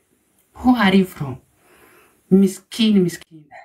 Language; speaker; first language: English; non-native, learner; Amharic